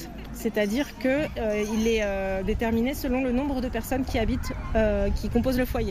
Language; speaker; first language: French; native; French